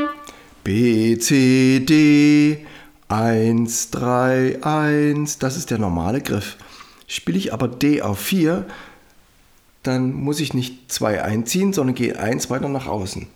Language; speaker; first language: German; native; German